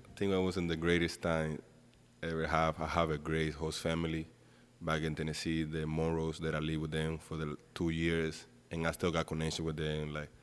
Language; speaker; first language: English; non-native, learner; Spanish